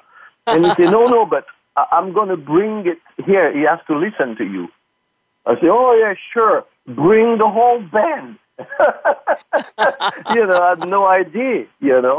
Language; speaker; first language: English; non-native, fluent; French